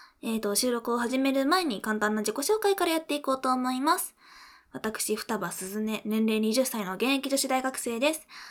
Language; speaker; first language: Japanese; native; Japanese